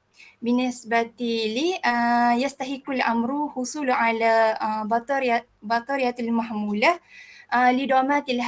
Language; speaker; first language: Arabic; non-native, learner; Malay